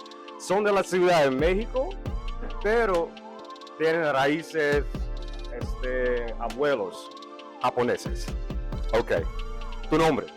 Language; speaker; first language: Spanish; non-native, fluent; English